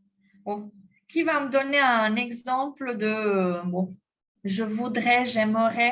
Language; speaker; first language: French; non-native, fluent; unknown